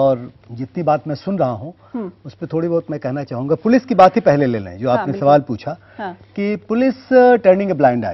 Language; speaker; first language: Hindi; native; Hindi